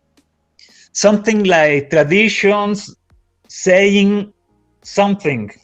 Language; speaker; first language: English; non-native, fluent; Spanish